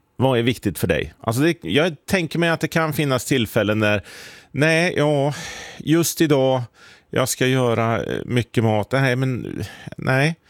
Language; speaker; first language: Swedish; native; Swedish